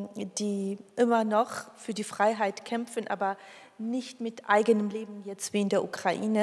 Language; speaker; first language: German; non-native, fluent; Georgian